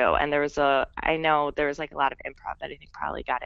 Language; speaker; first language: English; native; English